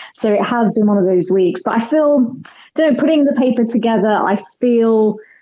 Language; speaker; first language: English; native; English